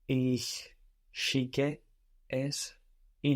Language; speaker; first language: German; non-native, learner; English